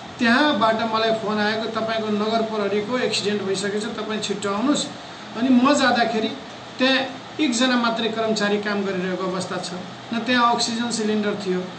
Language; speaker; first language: Nepali; non-native, local second language; Maithili